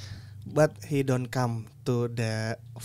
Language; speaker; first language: English; non-native, learner; Indonesian